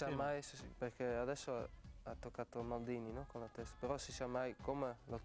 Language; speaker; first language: Italian; non-native, fluent; Dutch